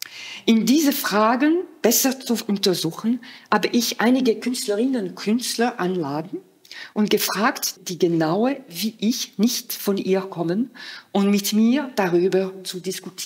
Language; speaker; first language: German; non-native, fluent; French